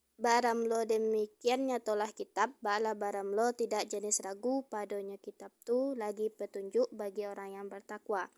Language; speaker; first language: Malay; non-native, local second language; Minangkabau